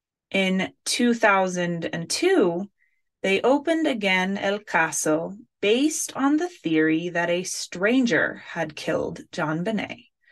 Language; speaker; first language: English; native; English